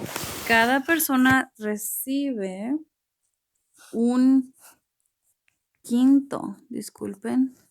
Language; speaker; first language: Spanish; early bilingual, heritage; Spanish